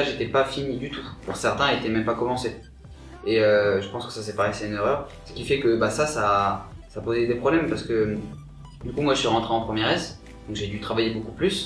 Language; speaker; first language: French; native; French